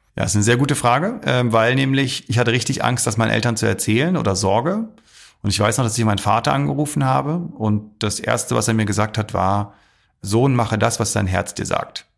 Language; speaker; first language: German; early bilingual, other home language; Arabic